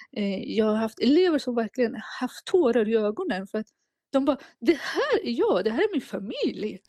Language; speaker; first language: Swedish; non-native, fluent; Persian